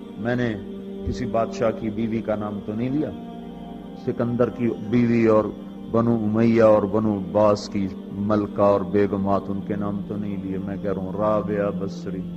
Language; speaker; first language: Urdu; non-native, local second language; Punjabi